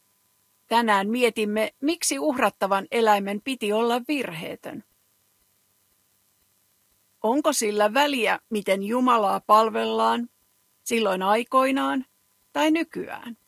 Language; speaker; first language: Finnish; native; Finnish